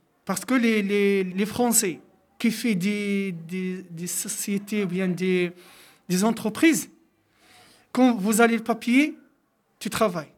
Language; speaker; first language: French; non-native, local second language; Arabic